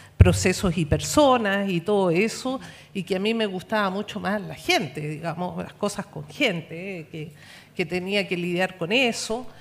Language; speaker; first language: Spanish; native; Spanish